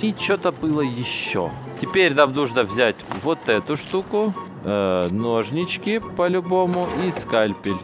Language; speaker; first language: Russian; native; Russian